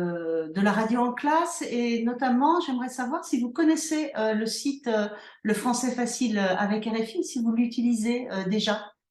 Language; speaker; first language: French; native; French